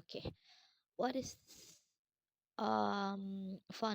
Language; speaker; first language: English; non-native, fluent; Indonesian